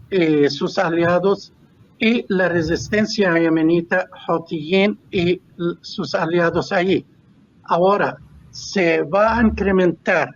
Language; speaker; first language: Spanish; non-native, fluent; Arabic